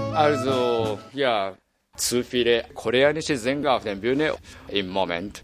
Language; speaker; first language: German; non-native, fluent; Japanese